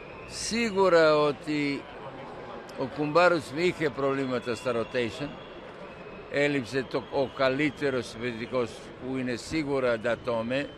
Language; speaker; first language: Greek; non-native, fluent; Serbian